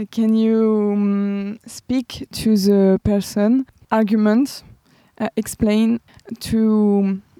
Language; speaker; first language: English; non-native, learner; French